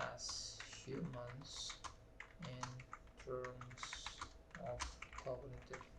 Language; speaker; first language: English; non-native, learner; Uzbek